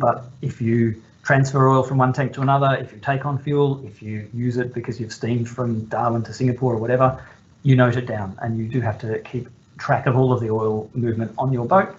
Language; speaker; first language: English; native; English